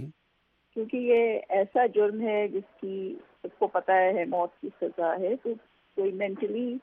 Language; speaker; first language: Urdu; native; Urdu